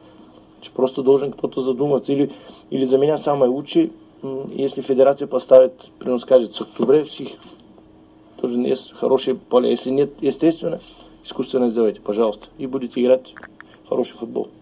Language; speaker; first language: Russian; non-native, learner; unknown